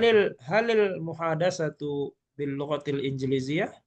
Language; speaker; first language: Arabic; non-native, fluent; Malay